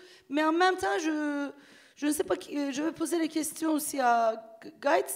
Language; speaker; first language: French; non-native, fluent; Turkish